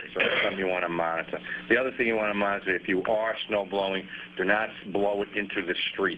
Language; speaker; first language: English; native; English